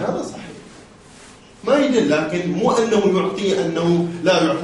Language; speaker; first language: Arabic; native; Arabic